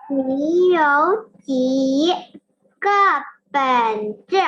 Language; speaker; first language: Chinese; non-native, learner; Indonesian